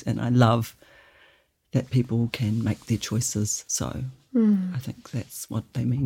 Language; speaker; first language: English; native; English